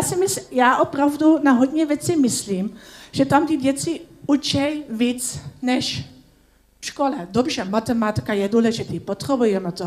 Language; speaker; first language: Czech; non-native, learner; Dutch